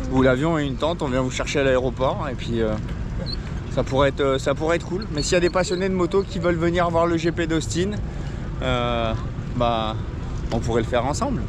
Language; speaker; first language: French; native; French